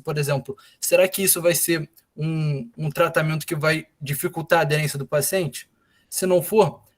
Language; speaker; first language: Portuguese; native; Portuguese